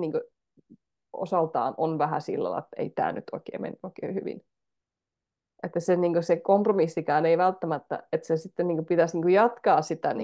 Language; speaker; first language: Finnish; native; Finnish